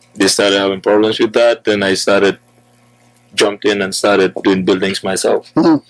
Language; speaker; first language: English; non-native, local second language; Wolof